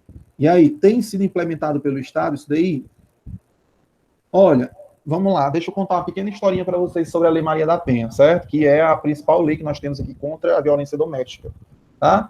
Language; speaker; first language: Portuguese; native; Portuguese